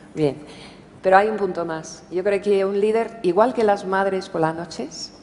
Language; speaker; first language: Spanish; non-native, fluent; English